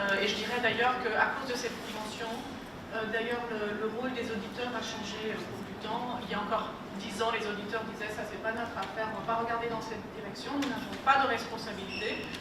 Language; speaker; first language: French; non-native, fluent; German